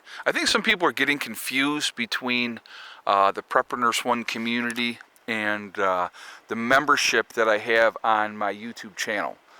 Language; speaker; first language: English; native; English